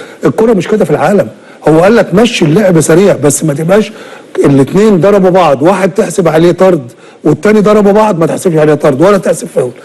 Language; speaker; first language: Arabic; native; Arabic